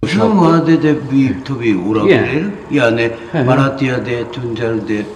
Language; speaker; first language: Turkish; non-native, fluent; Japanese